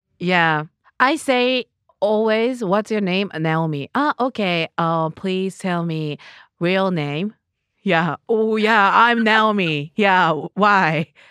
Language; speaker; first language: English; non-native, learner; Japanese